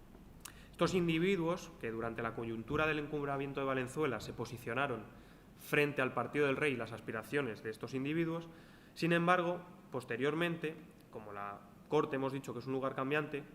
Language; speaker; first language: Spanish; native; Spanish